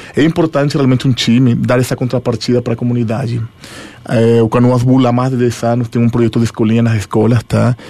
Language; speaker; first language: Portuguese; non-native, fluent; Spanish